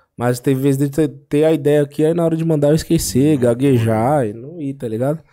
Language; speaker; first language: Portuguese; native; Portuguese